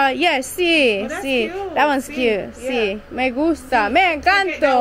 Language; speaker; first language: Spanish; non-native, learner; English